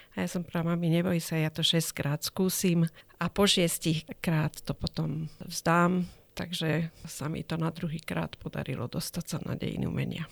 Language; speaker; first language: Slovak; native; Slovak